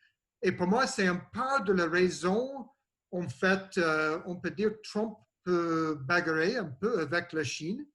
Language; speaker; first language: French; non-native, learner; English